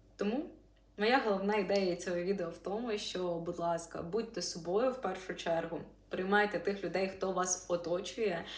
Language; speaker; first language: Ukrainian; non-native, local second language; Russian